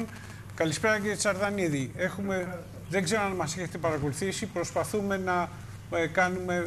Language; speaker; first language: Greek; native; Greek